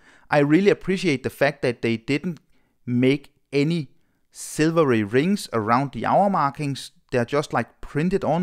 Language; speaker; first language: English; non-native, fluent; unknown